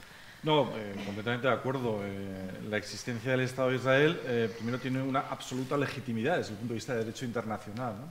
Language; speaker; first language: Spanish; native; Spanish